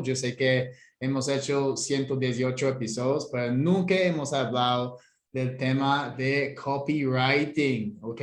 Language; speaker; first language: Spanish; non-native, fluent; English